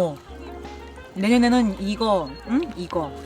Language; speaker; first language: Korean; native; Korean